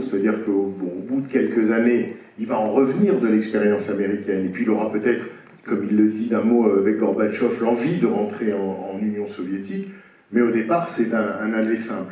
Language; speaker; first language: French; native; French